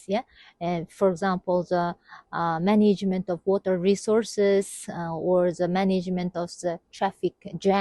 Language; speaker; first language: English; non-native, fluent; Kazakh